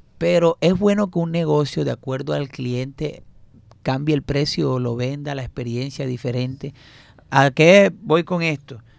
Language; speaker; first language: Spanish; native; Spanish